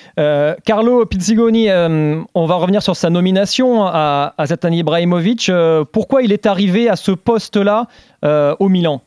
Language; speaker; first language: French; native; French